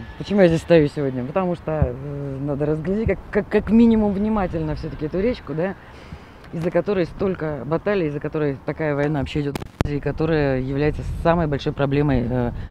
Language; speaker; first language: Russian; native; Russian